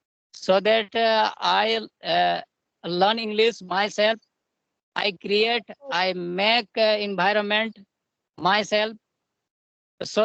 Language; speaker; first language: English; non-native, learner; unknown